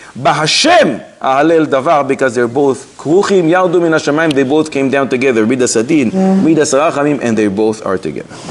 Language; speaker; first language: English; native; English